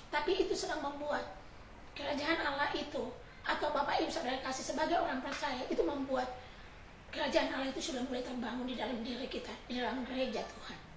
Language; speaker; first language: Indonesian; native; Indonesian